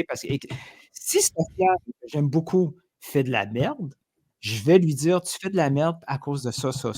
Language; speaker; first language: French; native; French